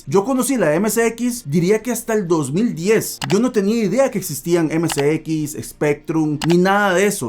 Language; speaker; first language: Spanish; native; Spanish